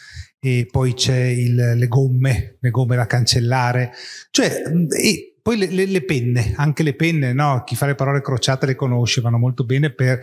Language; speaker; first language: Italian; native; Italian